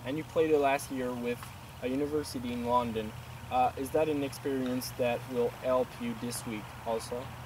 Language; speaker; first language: English; non-native, fluent; French